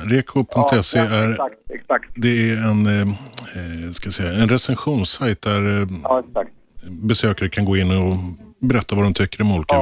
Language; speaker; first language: Swedish; native; Swedish